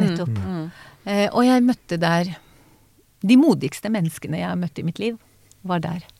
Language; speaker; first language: Norwegian; non-native, fluent; Hebrew